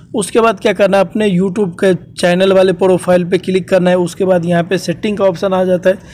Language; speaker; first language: Hindi; native; Hindi